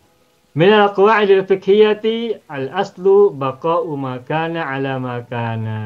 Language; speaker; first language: Arabic; non-native, fluent; Indonesian